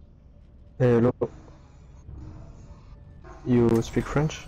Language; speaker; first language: English; non-native, learner; French